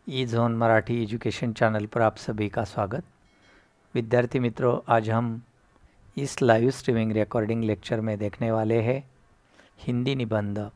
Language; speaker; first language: Hindi; non-native, local second language; Marathi